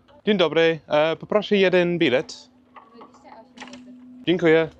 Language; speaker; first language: Polish; non-native, learner; English